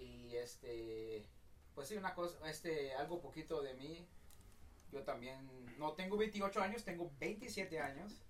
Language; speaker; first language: Spanish; early bilingual, heritage; Spanish